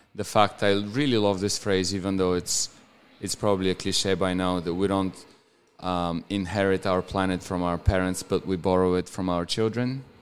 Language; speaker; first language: English; non-native, fluent; Bulgarian